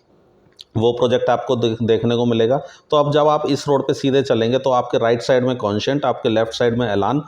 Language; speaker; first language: Hindi; native; Hindi